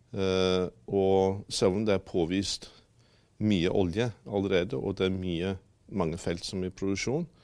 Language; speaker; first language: Norwegian; non-native, fluent; English